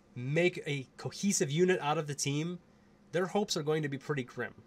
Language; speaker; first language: English; native; English